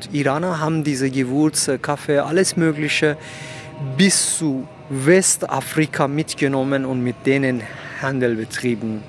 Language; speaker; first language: German; non-native, fluent; Persian